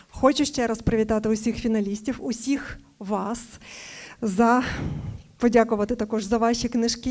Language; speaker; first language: Ukrainian; native; Ukrainian